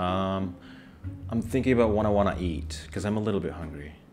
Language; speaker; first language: English; non-native, fluent; Indonesian